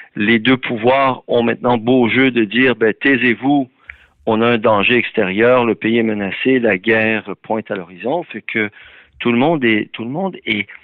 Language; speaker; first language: French; early bilingual, other home language; Persian